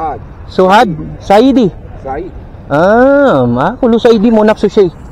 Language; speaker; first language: Arabic; non-native, learner; Filipino